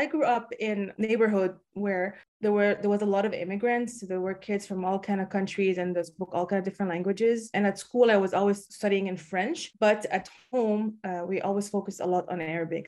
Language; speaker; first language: English; native; English